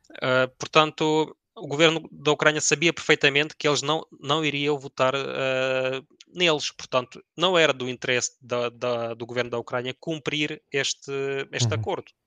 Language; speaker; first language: Portuguese; early bilingual, other home language; Ukrainian